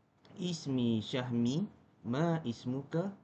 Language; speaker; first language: Arabic; non-native, learner; Malay